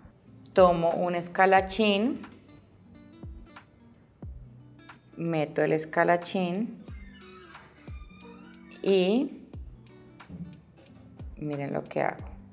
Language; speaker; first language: Spanish; native; Spanish